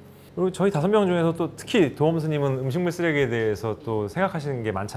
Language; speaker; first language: Korean; native; Korean